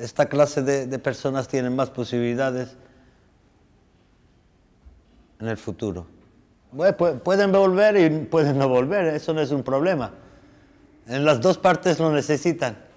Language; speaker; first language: Spanish; non-native, fluent; Arabic